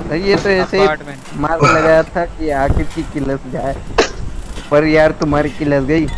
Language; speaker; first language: Hindi; non-native, local second language; Gujarati